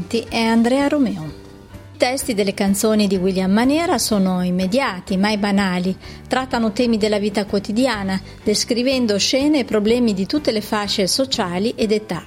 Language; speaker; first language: Italian; native; Italian